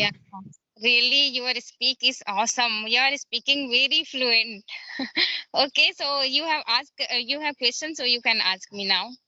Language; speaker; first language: English; non-native, learner; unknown